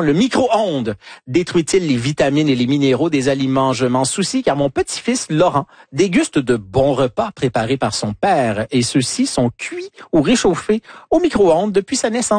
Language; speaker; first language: French; native; French